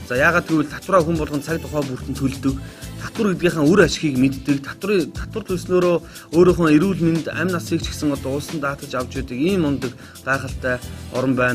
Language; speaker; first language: Mongolian; native; Mongolian